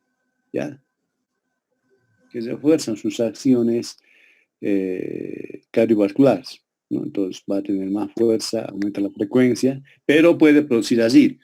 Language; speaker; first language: Spanish; native; Spanish